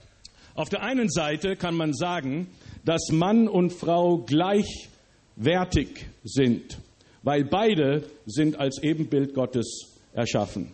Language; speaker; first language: German; early bilingual, other home language; English